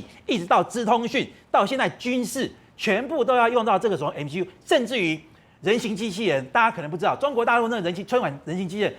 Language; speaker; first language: Chinese; native; Chinese